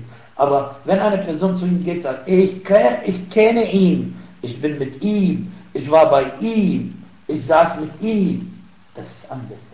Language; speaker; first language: German; non-native, fluent; Arabic